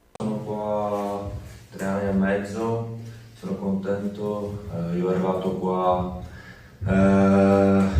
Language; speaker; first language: Italian; non-native, learner; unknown